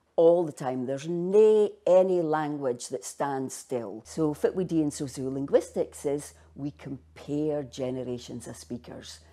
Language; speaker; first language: English; native; English